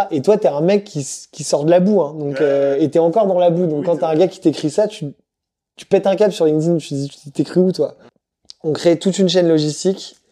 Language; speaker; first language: French; native; French